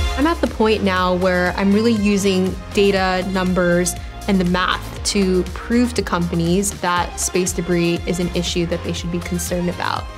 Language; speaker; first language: English; native; English